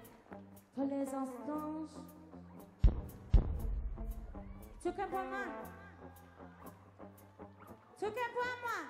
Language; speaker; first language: French; non-native, learner; English